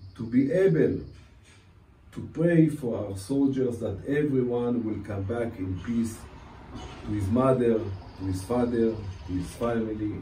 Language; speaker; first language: English; non-native, fluent; Hebrew